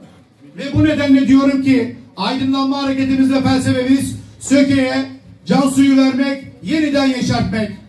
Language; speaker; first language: Turkish; native; Turkish